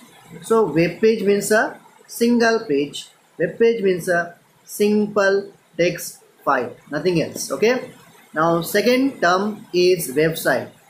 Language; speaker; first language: English; non-native, local second language; Marathi